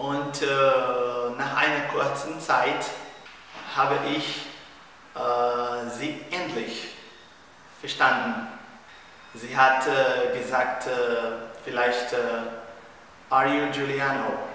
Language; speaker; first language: German; non-native, learner; Portuguese